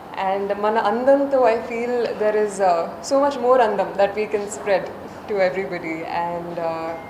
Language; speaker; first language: English; non-native, local second language; Telugu